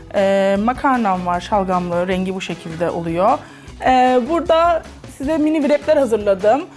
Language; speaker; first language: Turkish; native; Turkish